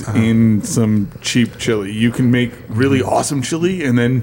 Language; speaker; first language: English; native; English